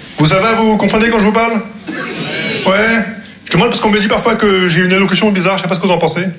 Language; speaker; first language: French; non-native, local second language; Arabic